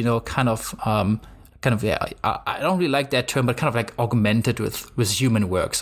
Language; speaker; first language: English; non-native, fluent; German